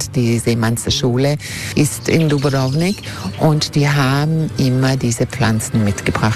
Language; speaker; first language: German; non-native, fluent; Croatian